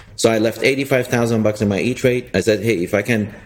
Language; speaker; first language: English; early bilingual, other home language; Persian